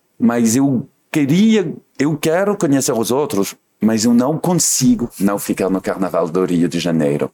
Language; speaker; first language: Portuguese; non-native, fluent; French